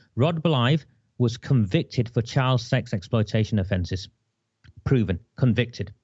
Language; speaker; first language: English; native; English